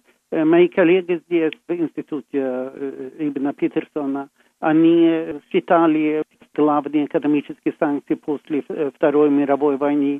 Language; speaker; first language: Russian; non-native, fluent; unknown